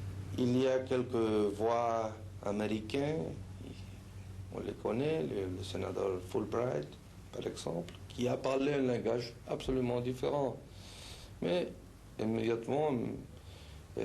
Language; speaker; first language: French; non-native, fluent; Spanish